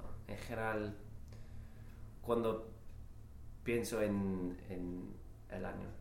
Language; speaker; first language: Spanish; non-native, learner; English